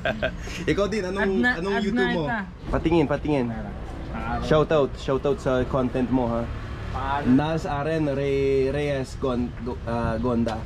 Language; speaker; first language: Filipino; non-native, learner; English